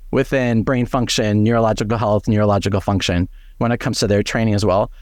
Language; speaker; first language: English; native; English